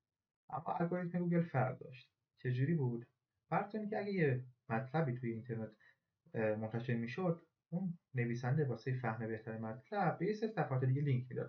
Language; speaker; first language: Persian; native; Persian